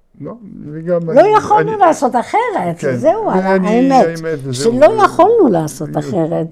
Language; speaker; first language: Hebrew; non-native, fluent; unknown